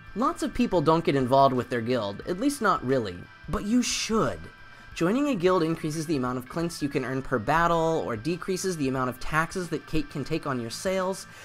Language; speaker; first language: English; native; English